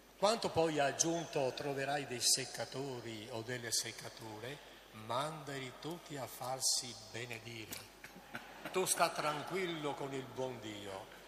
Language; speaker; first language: Italian; native; Italian